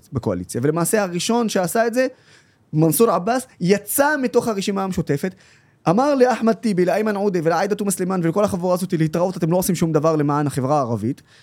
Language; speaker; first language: Hebrew; non-native, local second language; Arabic